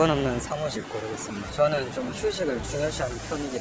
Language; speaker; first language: Korean; native; Korean